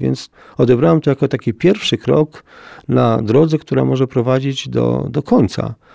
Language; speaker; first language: Polish; native; Polish